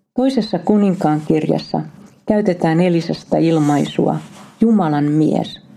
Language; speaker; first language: Finnish; native; Finnish